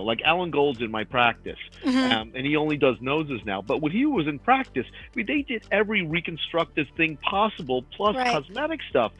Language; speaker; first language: English; native; English